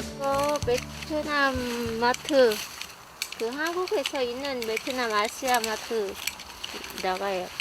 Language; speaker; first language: Korean; non-native, learner; Vietnamese